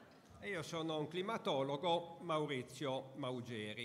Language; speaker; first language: Italian; native; Italian